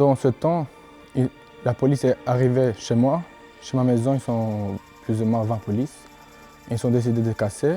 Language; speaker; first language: French; non-native, learner; Albanian